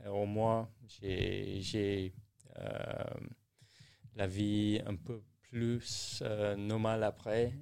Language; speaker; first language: French; non-native, learner; English